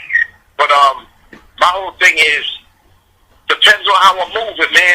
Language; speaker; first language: English; native; English